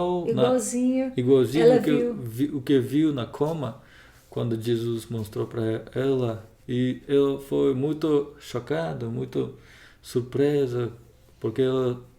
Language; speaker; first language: Portuguese; non-native, learner; Russian